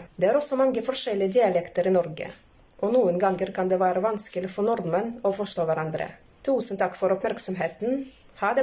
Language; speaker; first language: Norwegian; non-native, fluent; Russian